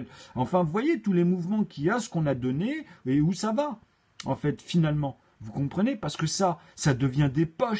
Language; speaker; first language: French; native; French